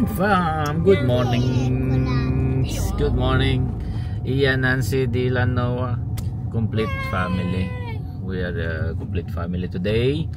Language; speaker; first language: English; non-native, local second language; Filipino